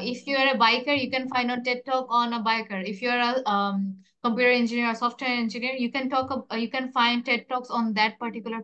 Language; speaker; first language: English; non-native, fluent; Bangla